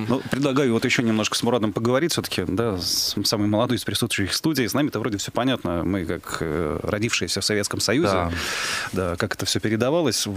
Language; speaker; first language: Russian; native; Russian